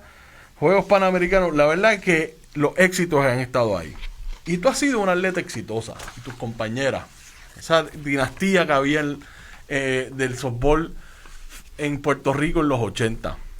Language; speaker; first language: Spanish; native; Spanish